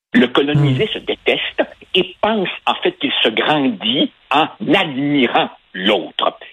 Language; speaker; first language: French; early bilingual, other home language; Spanish